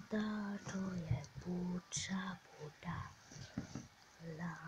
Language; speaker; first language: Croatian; early bilingual, heritage; Croatian